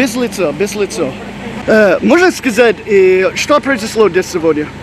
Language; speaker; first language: Russian; non-native, learner; English